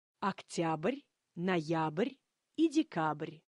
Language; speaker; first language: German; non-native, learner; Russian